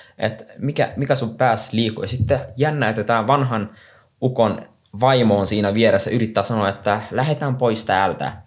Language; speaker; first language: Finnish; non-native, fluent; Somali